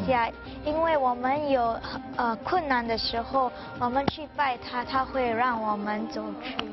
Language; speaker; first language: Chinese; non-native, local second language; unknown